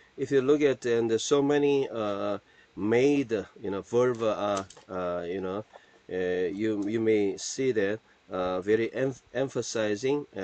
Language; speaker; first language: English; non-native, fluent; Korean